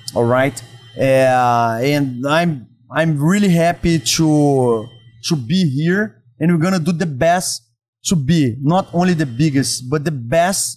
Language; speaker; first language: English; non-native, fluent; Portuguese